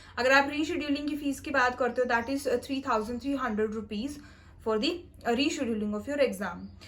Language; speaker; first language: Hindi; non-native, local second language; Punjabi